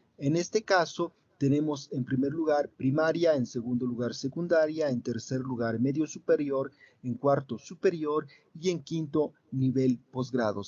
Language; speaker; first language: Spanish; native; Spanish